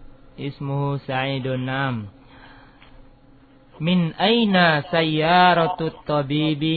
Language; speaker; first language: Arabic; non-native, fluent; Indonesian